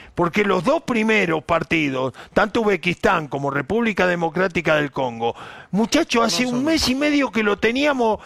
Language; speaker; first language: Spanish; native; Spanish